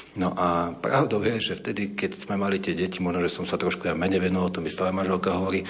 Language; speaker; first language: Slovak; native; Slovak